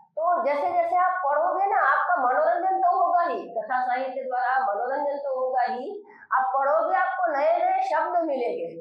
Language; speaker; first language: Hindi; non-native, local second language; Gujarati